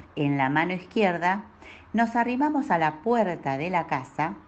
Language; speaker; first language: Spanish; native; Spanish